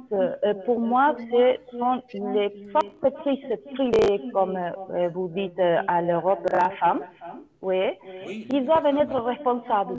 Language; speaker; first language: French; non-native, learner; Spanish